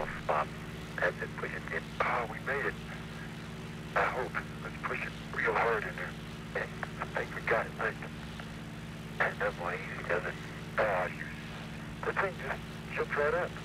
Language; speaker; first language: English; native; English